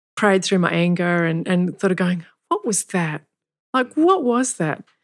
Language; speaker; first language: English; native; English